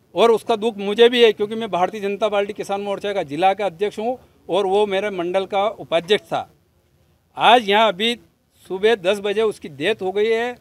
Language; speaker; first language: Hindi; native; Hindi